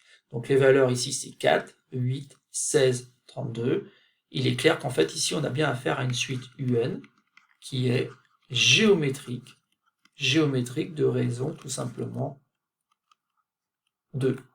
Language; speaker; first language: French; native; French